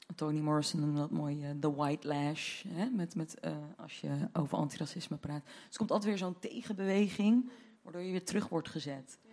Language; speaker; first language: Dutch; native; Dutch